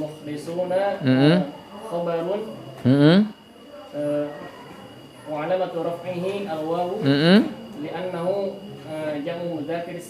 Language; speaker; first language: Arabic; non-native, learner; Indonesian